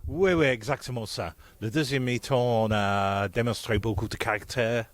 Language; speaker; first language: French; non-native, fluent; English